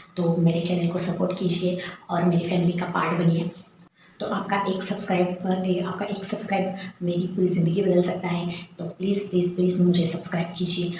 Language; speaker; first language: Hindi; non-native, local second language; Marathi